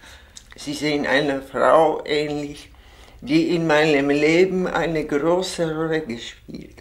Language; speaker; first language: German; non-native, fluent; Czech